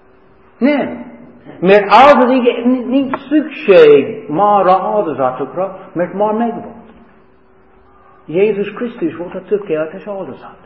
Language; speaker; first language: Hungarian; non-native, fluent; English